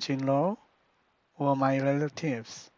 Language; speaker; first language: English; non-native, learner; Korean